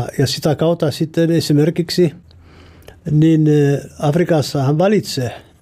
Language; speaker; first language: Finnish; non-native, fluent; Amharic